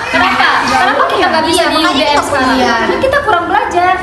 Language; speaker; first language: Indonesian; native; Indonesian